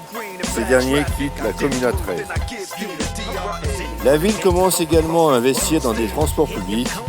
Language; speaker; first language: French; native; French